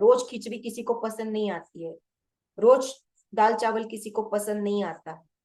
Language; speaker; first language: Hindi; non-native, local second language; Gujarati